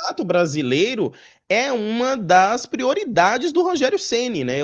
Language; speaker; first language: Portuguese; native; Portuguese